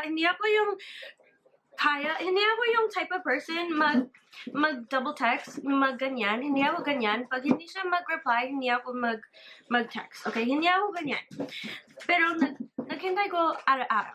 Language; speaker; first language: Filipino; early bilingual, heritage; English